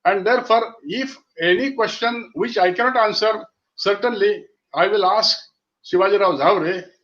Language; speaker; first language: English; non-native, local second language; Marathi